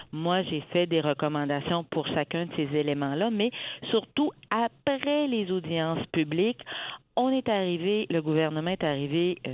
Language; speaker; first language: French; native; French